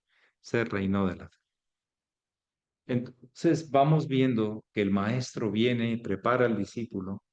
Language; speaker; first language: Spanish; native; Spanish